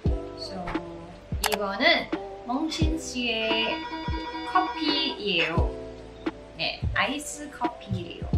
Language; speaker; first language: Korean; non-native, learner; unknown